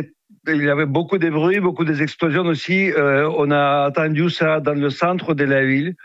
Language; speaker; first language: French; non-native, fluent; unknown